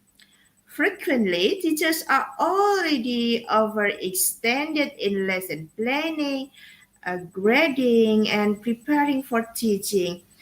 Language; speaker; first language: English; non-native, fluent; Indonesian